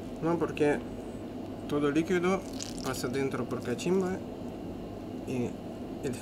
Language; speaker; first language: Spanish; non-native, learner; Russian